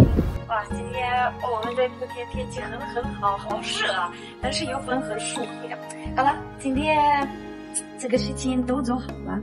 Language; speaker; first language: Chinese; non-native, learner; Ukrainian